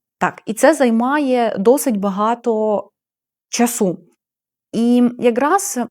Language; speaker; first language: Ukrainian; non-native, local second language; Russian